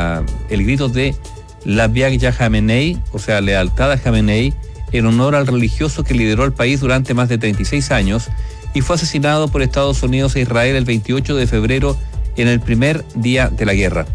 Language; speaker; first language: Spanish; native; Spanish